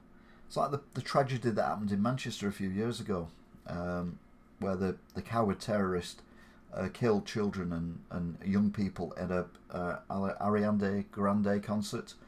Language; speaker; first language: English; native; English